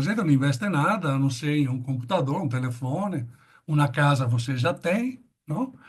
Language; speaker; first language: Portuguese; non-native, fluent; Italian